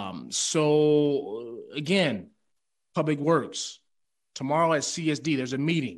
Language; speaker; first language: English; native; English